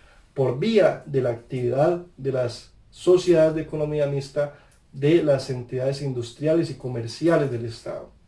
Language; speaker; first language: Spanish; native; Spanish